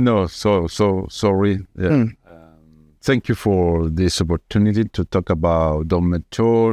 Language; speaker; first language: English; non-native, fluent; Spanish